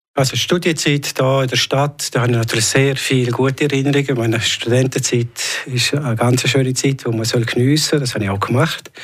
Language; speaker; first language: German; native; German